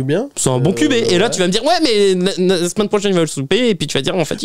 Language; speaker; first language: French; native; French